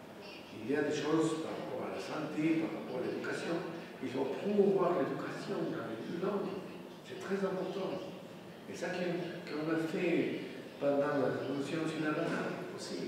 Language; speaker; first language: French; non-native, fluent; Spanish